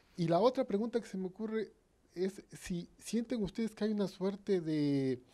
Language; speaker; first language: Spanish; native; Spanish